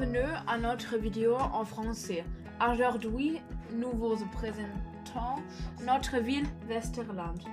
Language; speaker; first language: French; non-native, learner; German